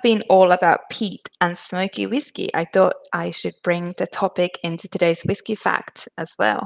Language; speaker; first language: English; non-native, fluent; Finnish